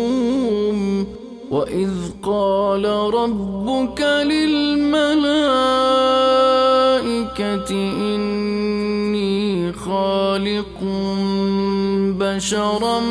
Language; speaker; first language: Arabic; native; Arabic